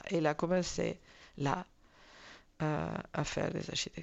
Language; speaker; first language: French; non-native, fluent; Italian